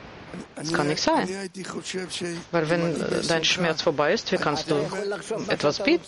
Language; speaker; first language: German; non-native, fluent; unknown